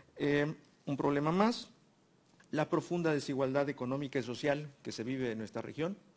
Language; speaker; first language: Spanish; native; Spanish